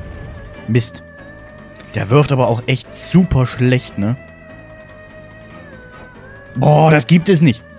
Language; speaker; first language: German; native; German